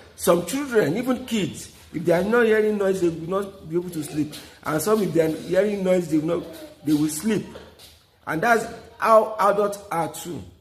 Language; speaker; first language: English; non-native, local second language; Yoruba